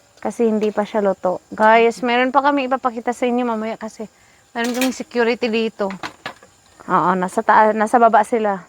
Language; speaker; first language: Filipino; non-native, local second language; Hiligaynon